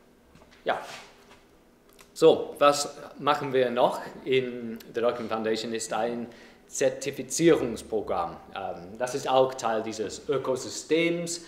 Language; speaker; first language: German; non-native, fluent; English